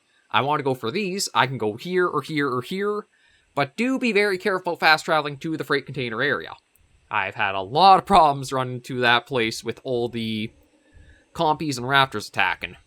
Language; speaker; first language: English; native; English